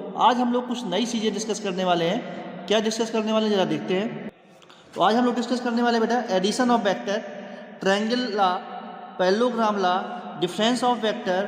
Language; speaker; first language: Hindi; native; Hindi